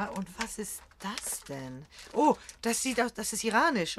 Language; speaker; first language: German; early bilingual, other home language; French